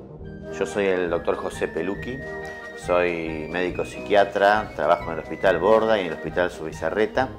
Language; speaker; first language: Spanish; native; Spanish